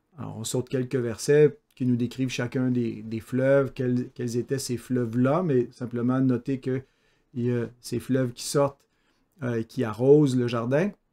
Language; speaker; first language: French; native; French